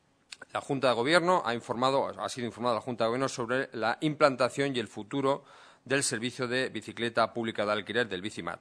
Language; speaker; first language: Spanish; native; Spanish